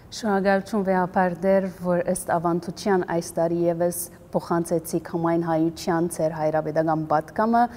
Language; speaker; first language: Armenian; early bilingual, heritage; Armenian